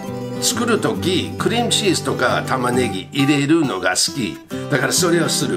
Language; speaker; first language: Japanese; non-native, learner; English